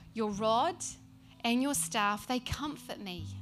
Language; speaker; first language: English; native; English